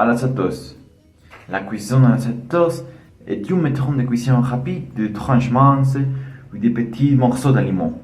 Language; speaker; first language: French; non-native, learner; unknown